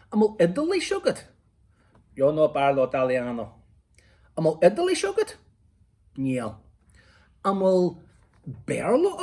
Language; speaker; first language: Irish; non-native, local second language; English